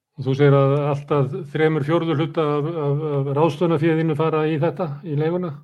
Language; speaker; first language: Icelandic; native; Icelandic